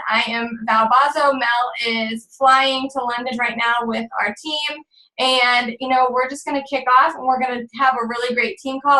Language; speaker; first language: English; native; English